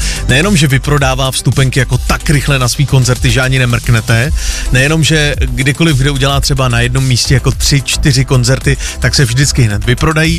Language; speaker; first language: Czech; native; Czech